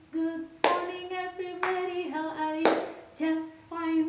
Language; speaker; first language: English; non-native, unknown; Sundanese